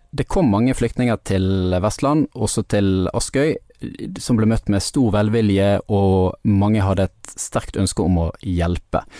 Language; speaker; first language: Norwegian; native; Norwegian